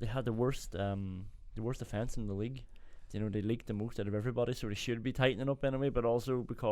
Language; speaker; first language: English; native; English